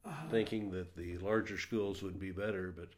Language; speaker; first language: English; native; English